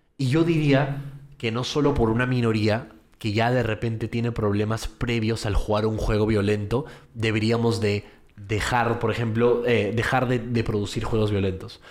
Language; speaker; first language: Spanish; early bilingual, heritage; Spanish